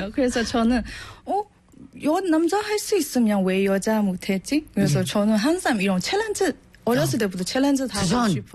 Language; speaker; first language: Korean; non-native, learner; Burmese